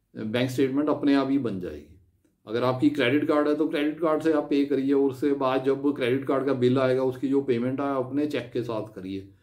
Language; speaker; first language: Hindi; non-native, local second language; Punjabi